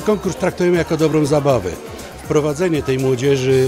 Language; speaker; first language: Polish; native; Polish